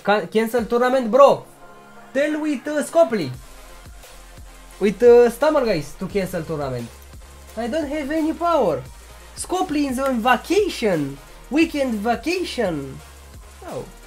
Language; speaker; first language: English; non-native, learner; Romanian